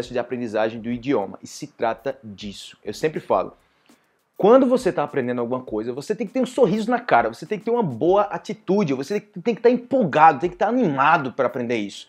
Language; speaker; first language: Portuguese; native; Portuguese